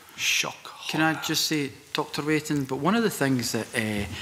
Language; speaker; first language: English; native; English